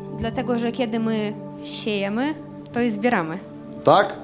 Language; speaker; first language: Polish; non-native, fluent; Russian